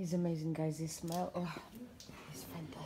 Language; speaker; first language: English; non-native, learner; Russian